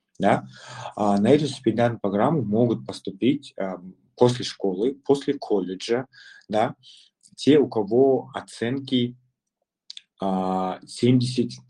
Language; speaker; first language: Russian; non-native, local second language; Kazakh